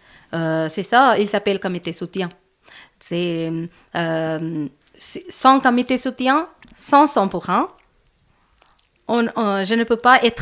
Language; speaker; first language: French; non-native, learner; Malayalam